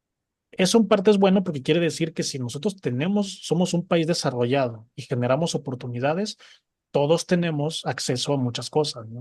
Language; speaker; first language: Spanish; native; Spanish